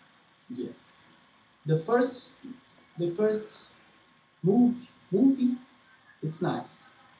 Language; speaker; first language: English; non-native, learner; Portuguese